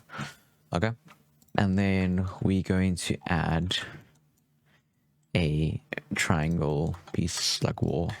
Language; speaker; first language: English; native; English